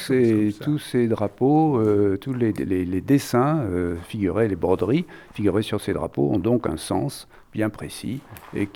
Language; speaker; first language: French; native; French